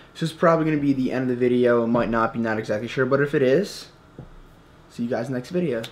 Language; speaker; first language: English; early bilingual, other home language; Russian